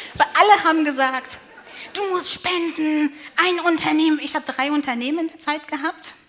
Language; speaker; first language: German; non-native, fluent; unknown